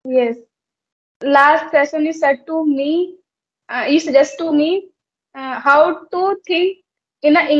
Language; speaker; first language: English; non-native, learner; Hindi